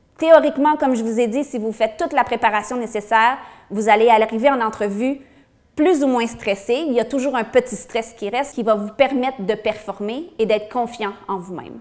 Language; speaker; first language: French; native; French